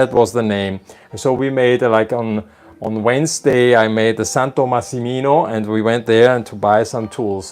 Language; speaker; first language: English; non-native, fluent; German